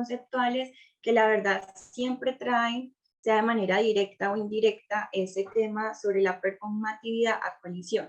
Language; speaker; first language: Spanish; native; Spanish